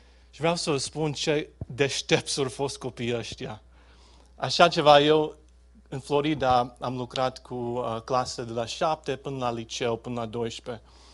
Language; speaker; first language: Romanian; native; Romanian